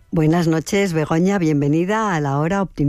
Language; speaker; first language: Spanish; native; Spanish